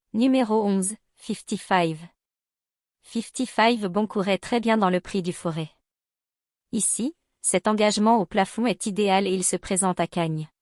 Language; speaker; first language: French; native; French